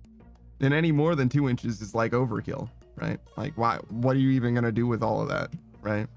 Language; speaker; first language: English; native; English